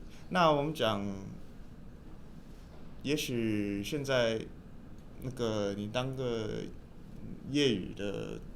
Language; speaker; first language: Chinese; early bilingual, heritage; English